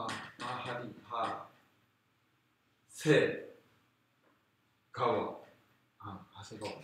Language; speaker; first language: Japanese; non-native, fluent; Korean